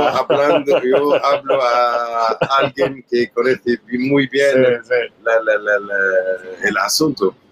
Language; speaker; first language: Spanish; non-native, learner; Arabic